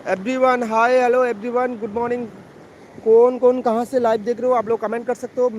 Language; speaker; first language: Hindi; non-native, local second language; Bangla